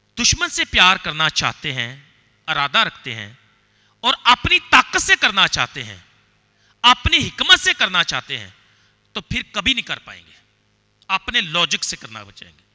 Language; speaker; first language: Urdu; non-native, local second language; Punjabi